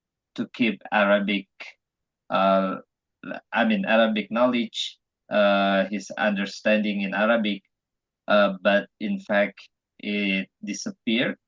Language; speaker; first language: English; non-native, fluent; Indonesian